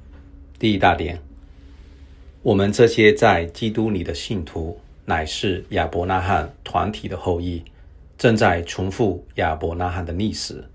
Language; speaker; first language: Chinese; native; Chinese